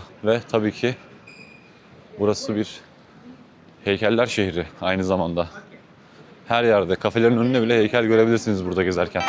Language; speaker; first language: Turkish; native; Turkish